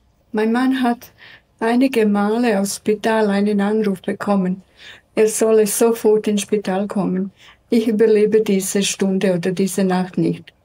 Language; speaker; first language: German; non-native, fluent; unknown